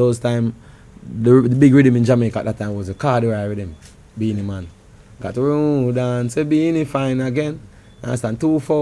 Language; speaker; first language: English; non-native, local second language; Jamaican Creole English